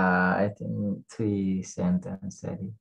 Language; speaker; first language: English; non-native, learner; Indonesian